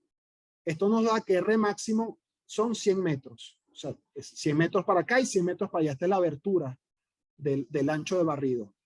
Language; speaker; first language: Spanish; native; Spanish